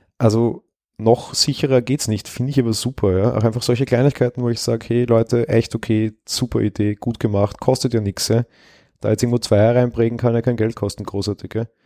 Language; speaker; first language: German; native; German